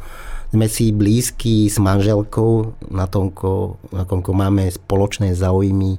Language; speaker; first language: Slovak; non-native, learner; Vietnamese